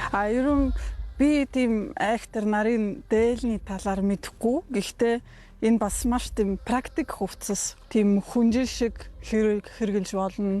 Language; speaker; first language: Mongolian; non-native, fluent; Polish